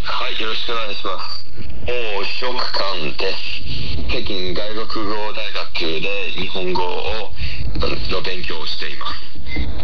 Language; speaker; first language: Japanese; non-native, learner; Chinese